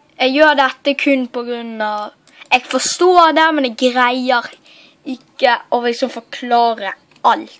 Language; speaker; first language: Norwegian; non-native, learner; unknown